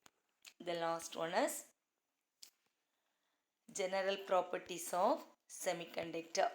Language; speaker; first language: English; non-native, local second language; Tamil